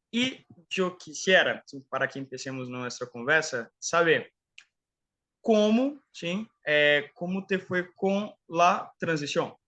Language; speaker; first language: Spanish; non-native, fluent; Portuguese